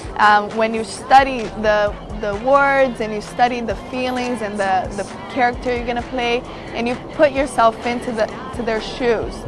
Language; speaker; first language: English; early bilingual, other home language; Portuguese